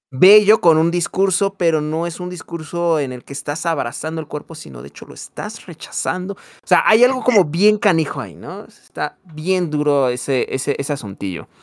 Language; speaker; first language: Spanish; native; Spanish